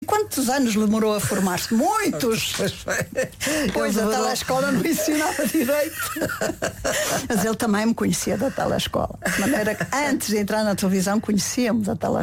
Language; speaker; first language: Portuguese; native; Portuguese